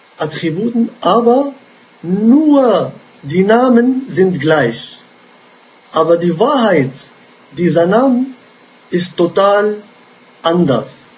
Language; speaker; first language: German; non-native, fluent; Arabic